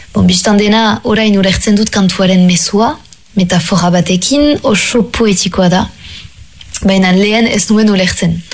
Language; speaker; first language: Basque; non-native, local second language; French